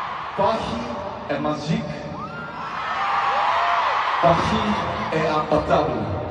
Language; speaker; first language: French; non-native, learner; Korean